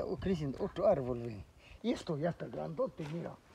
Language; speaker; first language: Spanish; early bilingual, heritage; Spanish